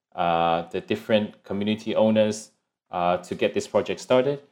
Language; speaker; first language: English; non-native, local second language; Cantonese